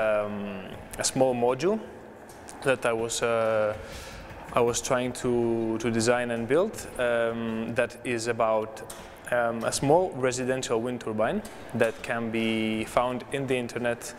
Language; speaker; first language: English; non-native, fluent; Greek